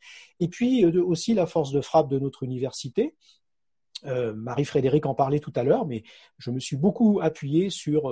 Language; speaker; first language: French; native; French